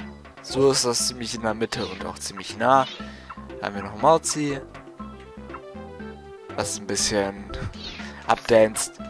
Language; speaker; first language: German; native; German